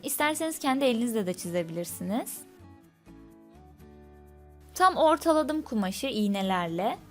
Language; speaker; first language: Turkish; native; Turkish